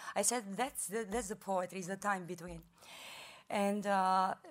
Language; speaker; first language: English; non-native, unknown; Albanian